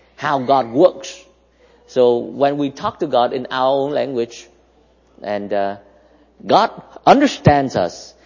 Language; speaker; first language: English; non-native, fluent; Vietnamese